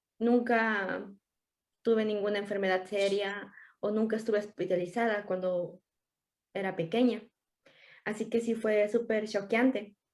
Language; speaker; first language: Spanish; native; Spanish